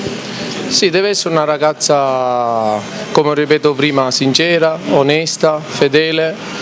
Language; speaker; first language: Italian; native; Italian